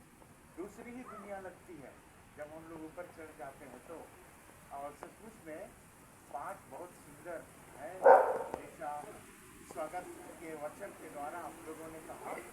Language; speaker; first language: Hindi; native; Hindi